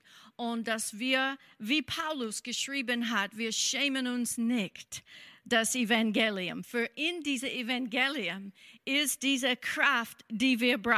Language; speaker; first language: German; non-native, fluent; English